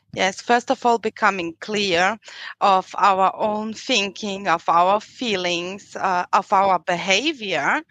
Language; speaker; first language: English; non-native, fluent; German